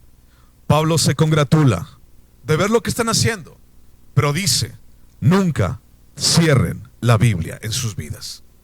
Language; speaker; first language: Spanish; native; Spanish